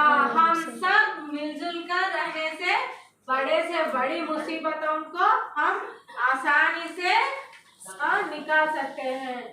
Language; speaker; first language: Hindi; non-native, local second language; Telugu